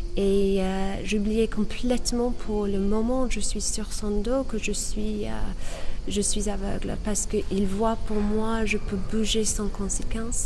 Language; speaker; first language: French; non-native, fluent; English